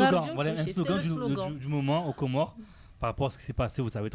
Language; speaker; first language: French; native; French